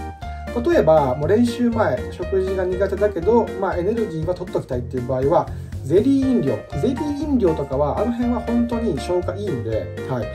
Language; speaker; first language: Japanese; native; Japanese